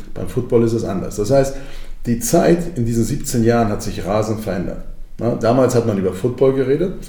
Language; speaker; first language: German; early bilingual, other home language; Croatian